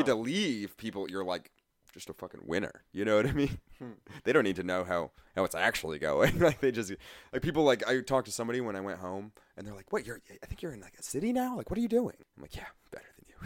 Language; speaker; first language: English; native; English